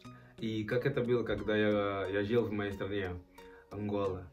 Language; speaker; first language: Russian; non-native, learner; Portuguese